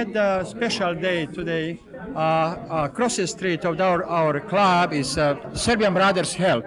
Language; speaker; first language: English; non-native, learner; Serbian